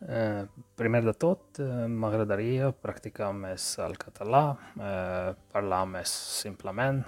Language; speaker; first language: Catalan; non-native, learner; Georgian